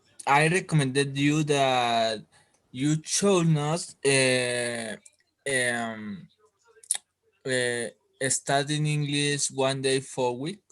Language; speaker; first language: English; non-native, learner; Spanish